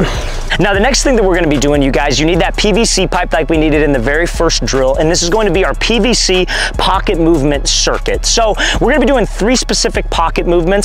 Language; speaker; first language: English; native; English